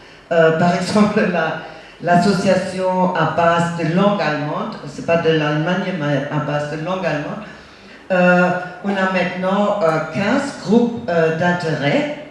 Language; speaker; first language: French; non-native, fluent; German